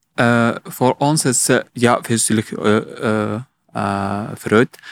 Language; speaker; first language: Dutch; non-native, learner; Persian